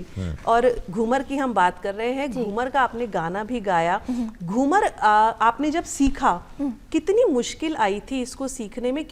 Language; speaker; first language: Hindi; native; Hindi